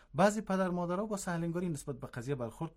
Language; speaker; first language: Persian; native; Persian